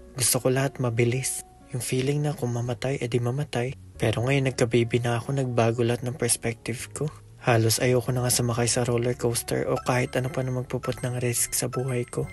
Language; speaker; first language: Filipino; native; Filipino